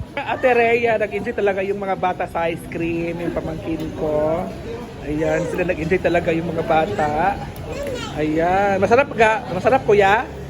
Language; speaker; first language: Filipino; native; Filipino